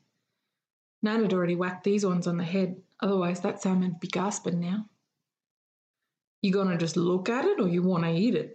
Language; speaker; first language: English; native; English